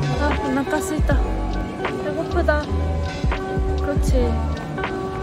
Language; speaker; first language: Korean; non-native, fluent; Japanese